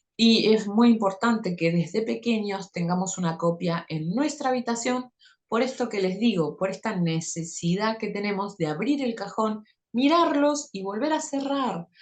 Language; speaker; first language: Spanish; native; Spanish